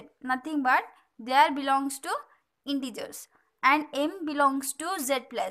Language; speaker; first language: English; non-native, local second language; Telugu